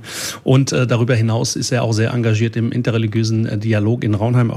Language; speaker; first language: German; early bilingual, other home language; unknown